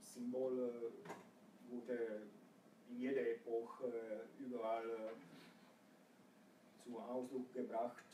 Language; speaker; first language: German; non-native, fluent; Croatian